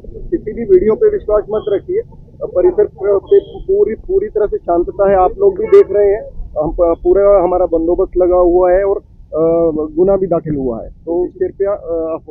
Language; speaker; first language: Hindi; non-native, local second language; Marathi